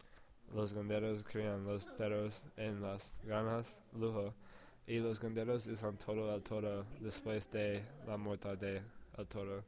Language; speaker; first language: Spanish; non-native, learner; English